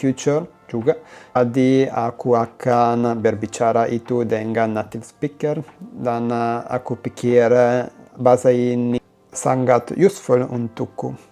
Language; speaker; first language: Indonesian; non-native, learner; Italian